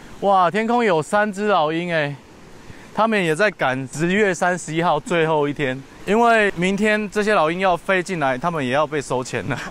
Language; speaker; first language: Chinese; native; Chinese